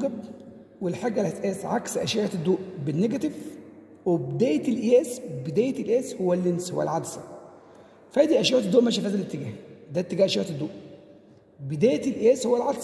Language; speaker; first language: Arabic; native; Arabic